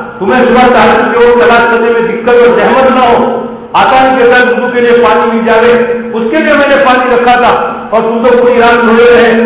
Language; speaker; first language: Urdu; non-native, local second language; Gujarati